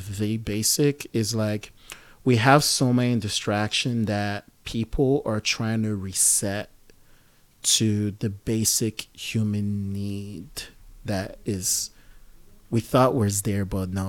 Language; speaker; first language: English; non-native, local second language; Yoruba